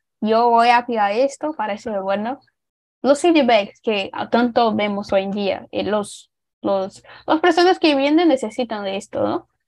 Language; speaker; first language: Spanish; non-native, learner; Portuguese